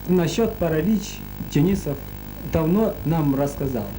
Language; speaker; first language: Russian; non-native, fluent; Chinese